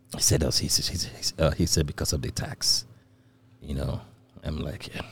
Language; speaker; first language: English; non-native, local second language; Igbo